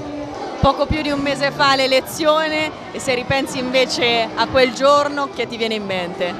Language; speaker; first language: Italian; native; Italian